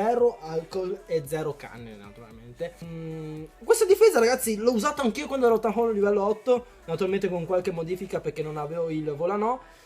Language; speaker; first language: Italian; early bilingual, other home language; Chinese